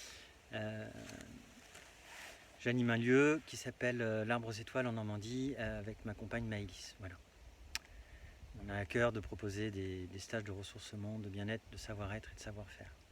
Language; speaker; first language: French; native; French